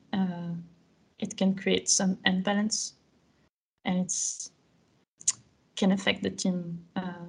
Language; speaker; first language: English; non-native, fluent; French